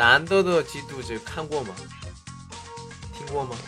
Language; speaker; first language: Chinese; non-native, learner; Korean